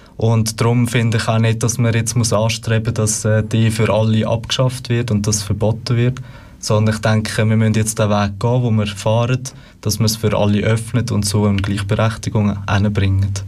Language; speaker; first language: German; native; German